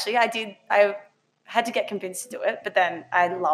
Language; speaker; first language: English; native; English